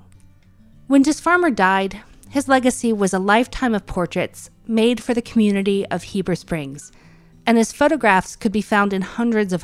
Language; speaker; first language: English; native; English